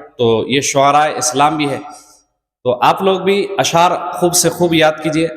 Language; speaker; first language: Urdu; native; Urdu